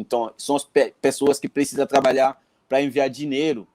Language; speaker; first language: Portuguese; non-native, fluent; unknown